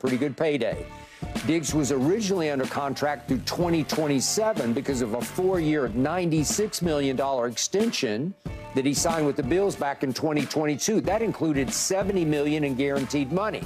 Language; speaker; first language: English; native; English